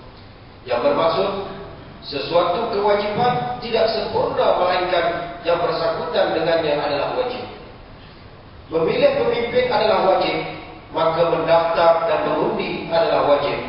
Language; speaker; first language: Malay; native; Malay